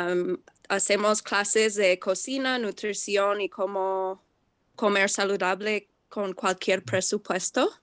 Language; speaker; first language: Spanish; non-native, learner; English